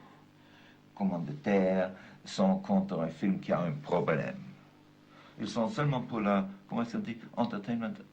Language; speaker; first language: French; non-native, fluent; German